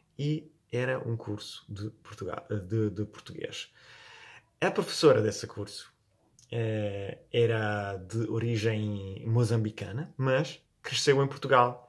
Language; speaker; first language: Portuguese; non-native, fluent; Italian